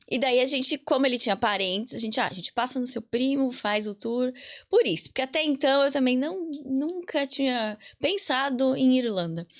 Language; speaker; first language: Portuguese; native; Portuguese